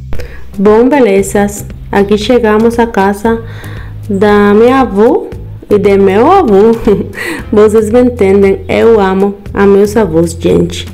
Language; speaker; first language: Portuguese; non-native, learner; Spanish